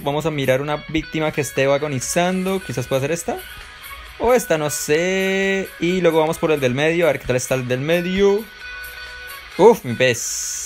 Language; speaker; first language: Spanish; native; Spanish